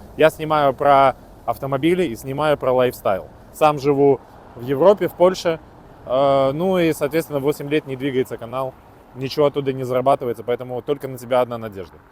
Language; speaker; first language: Russian; native; Russian